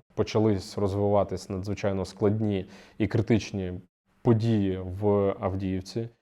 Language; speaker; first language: Ukrainian; native; Ukrainian